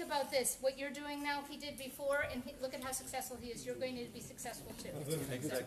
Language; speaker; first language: English; native; English